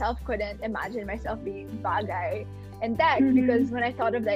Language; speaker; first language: English; non-native, local second language; Filipino